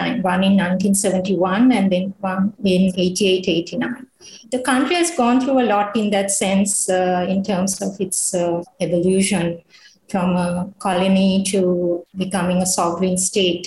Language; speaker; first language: English; non-native, local second language; Sinhala